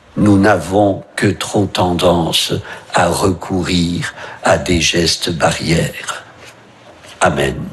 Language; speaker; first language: French; native; French